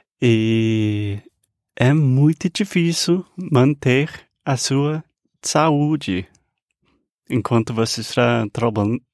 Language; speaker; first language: Portuguese; non-native, fluent; English